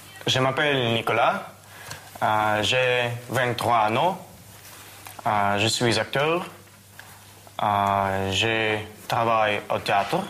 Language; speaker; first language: French; non-native, learner; Russian